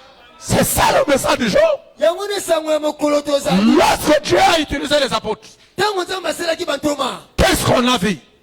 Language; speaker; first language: French; non-native, local second language; Lingala